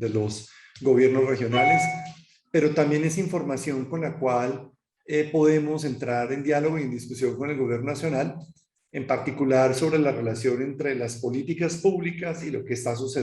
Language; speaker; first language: Spanish; native; Spanish